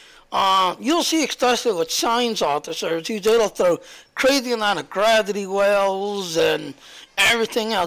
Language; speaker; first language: English; native; English